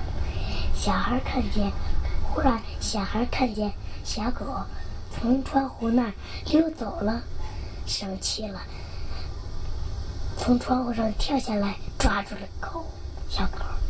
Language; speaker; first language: Chinese; native; Chinese